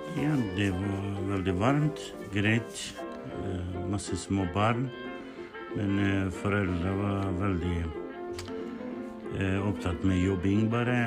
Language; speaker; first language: Norwegian; non-native, learner; Kurdish